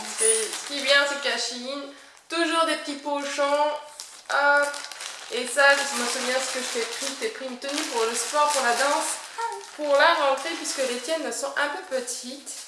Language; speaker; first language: French; native; French